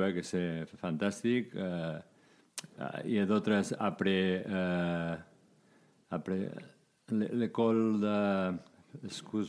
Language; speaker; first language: French; non-native, learner; Spanish